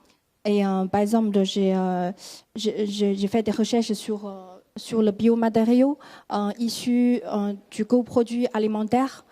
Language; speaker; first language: French; non-native, fluent; Chinese